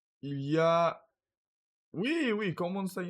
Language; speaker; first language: French; non-native, learner; Russian